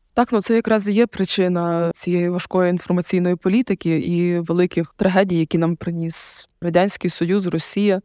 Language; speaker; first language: Ukrainian; native; Ukrainian